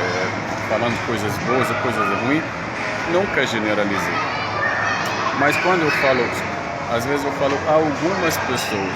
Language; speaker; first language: Portuguese; non-native, fluent; Arabic